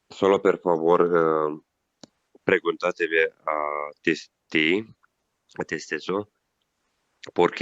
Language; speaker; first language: Spanish; non-native, learner; Italian